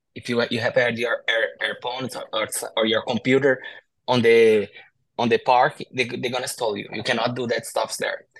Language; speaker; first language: English; non-native, learner; Portuguese